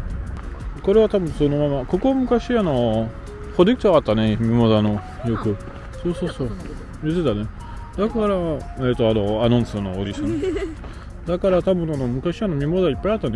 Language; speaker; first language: Japanese; non-native, fluent; French